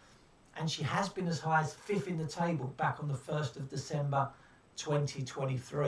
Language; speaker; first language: English; native; English